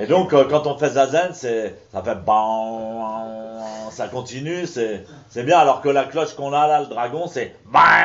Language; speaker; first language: French; native; French